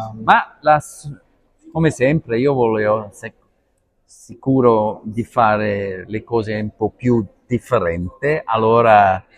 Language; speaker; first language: Italian; non-native, learner; Arabic